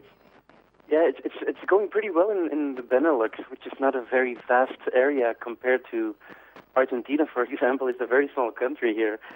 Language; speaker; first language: English; non-native, fluent; Dutch